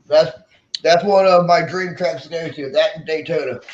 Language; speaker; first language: English; native; English